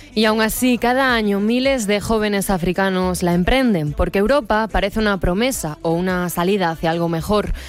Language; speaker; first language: Spanish; native; Spanish